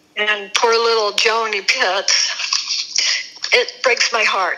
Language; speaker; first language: English; native; English